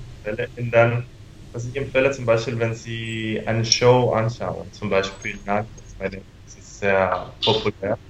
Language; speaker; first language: German; non-native, fluent; Spanish